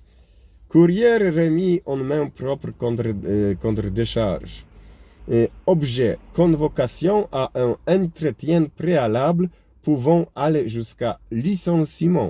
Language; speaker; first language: French; non-native, learner; Polish